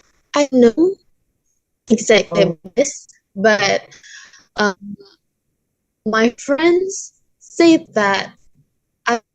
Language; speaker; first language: English; non-native, learner; Indonesian